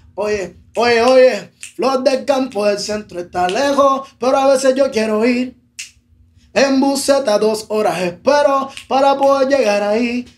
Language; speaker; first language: Spanish; native; Spanish